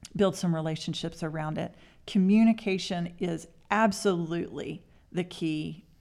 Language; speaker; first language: English; native; English